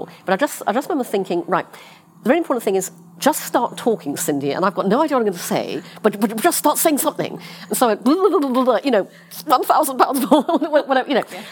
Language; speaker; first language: English; native; English